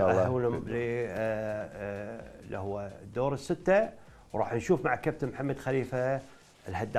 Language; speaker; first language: Arabic; native; Arabic